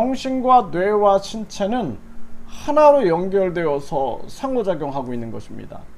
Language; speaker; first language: Korean; native; Korean